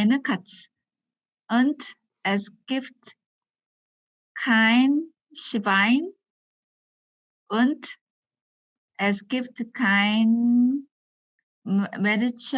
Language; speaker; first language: German; non-native, learner; Korean